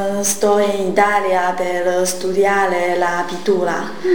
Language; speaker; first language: Italian; non-native, learner; Chinese